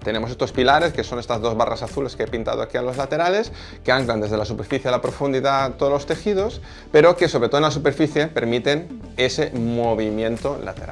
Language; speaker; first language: Spanish; native; Spanish